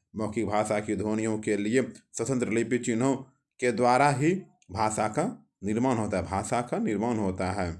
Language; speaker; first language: Hindi; native; Hindi